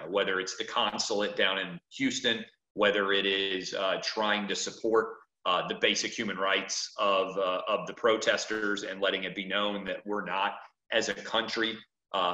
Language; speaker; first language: English; native; English